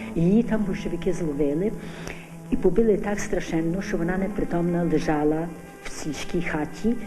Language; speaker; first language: Ukrainian; native; Ukrainian